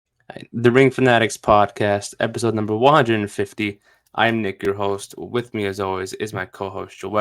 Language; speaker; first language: English; native; English